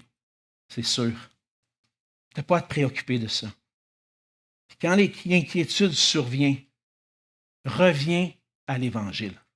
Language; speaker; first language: French; native; French